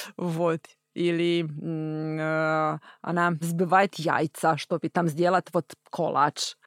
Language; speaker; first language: Russian; non-native, fluent; Croatian